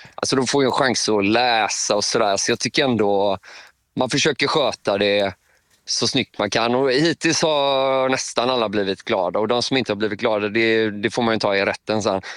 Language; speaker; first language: Swedish; native; Swedish